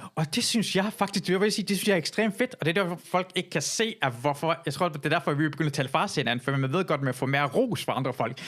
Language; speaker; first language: Danish; early bilingual, other home language; Persian